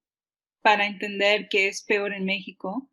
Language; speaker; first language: Spanish; early bilingual, heritage; Spanish